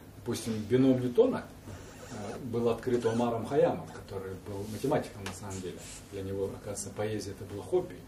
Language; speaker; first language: Russian; non-native, local second language; Kazakh